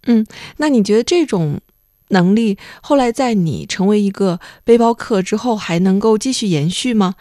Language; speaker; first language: Chinese; native; Chinese